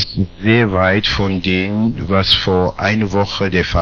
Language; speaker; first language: German; non-native, fluent; French